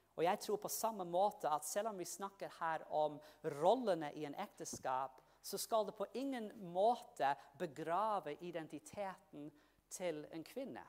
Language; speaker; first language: Norwegian; non-native, fluent; English